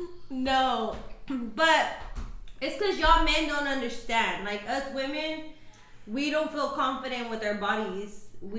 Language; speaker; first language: English; early bilingual, other home language; Spanish